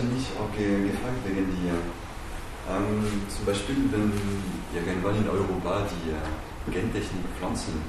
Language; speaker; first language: German; non-native, fluent; French